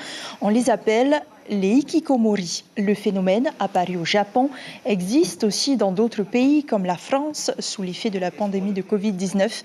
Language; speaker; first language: French; native; French